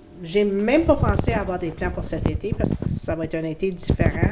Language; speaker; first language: French; native; French